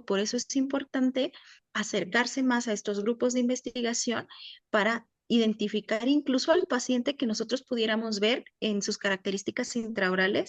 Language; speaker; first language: Spanish; native; Spanish